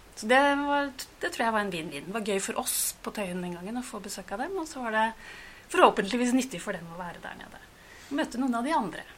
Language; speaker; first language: Norwegian; native; Norwegian